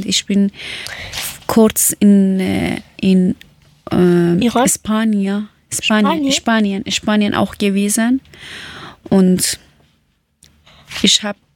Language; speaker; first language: German; non-native, fluent; Persian